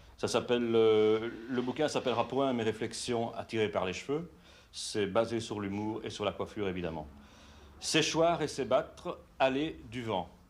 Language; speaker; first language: French; native; French